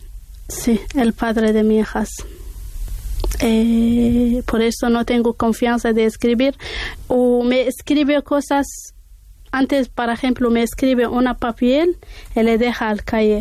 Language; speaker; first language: Spanish; non-native, learner; Arabic